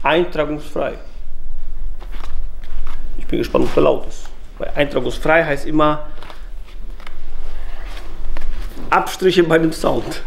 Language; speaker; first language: German; native; German